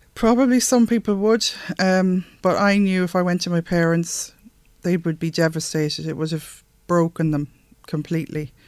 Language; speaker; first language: English; native; English